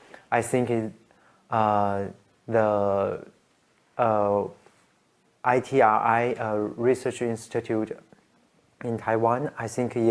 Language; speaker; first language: English; non-native, learner; Chinese